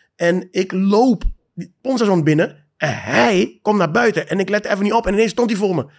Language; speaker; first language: Dutch; native; Dutch